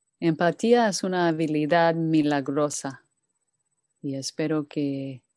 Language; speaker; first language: Spanish; non-native, fluent; English